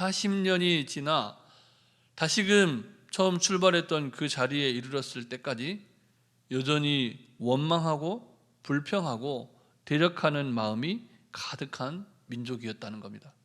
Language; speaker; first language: Korean; native; Korean